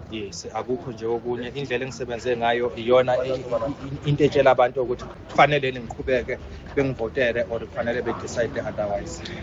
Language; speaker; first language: Zulu; native; Zulu